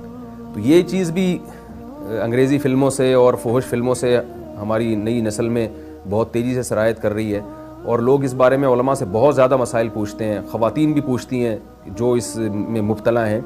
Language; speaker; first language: Urdu; native; Urdu